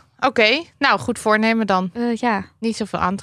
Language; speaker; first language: Dutch; native; Dutch